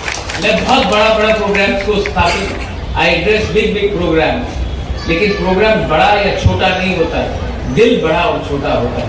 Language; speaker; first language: Hindi; non-native, local second language; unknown